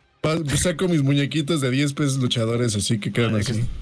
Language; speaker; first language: Spanish; native; Spanish